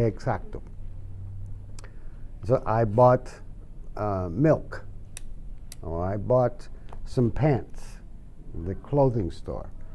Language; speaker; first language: English; native; English